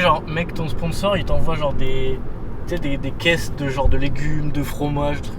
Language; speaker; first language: French; native; French